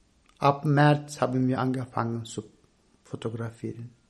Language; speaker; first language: German; non-native, fluent; Turkish